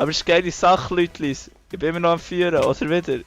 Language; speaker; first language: German; native; German